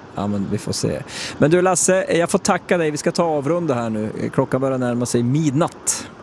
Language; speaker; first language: Swedish; native; Swedish